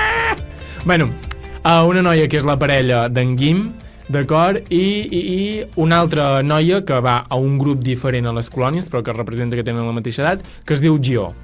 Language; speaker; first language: Catalan; native; Catalan